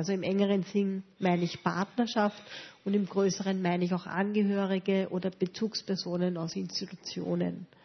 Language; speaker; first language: German; native; German